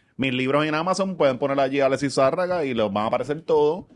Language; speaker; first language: Spanish; native; Spanish